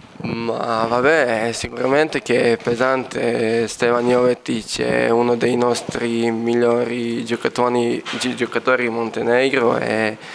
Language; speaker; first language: Italian; non-native, learner; Serbian